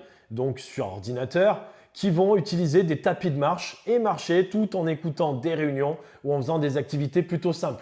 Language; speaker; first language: French; native; French